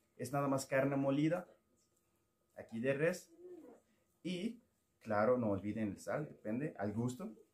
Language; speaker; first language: Spanish; non-native, learner; Arabic